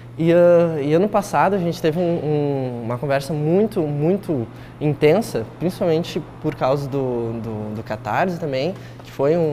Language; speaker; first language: Portuguese; native; Portuguese